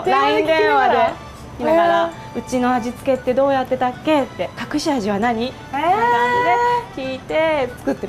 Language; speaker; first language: Japanese; native; Japanese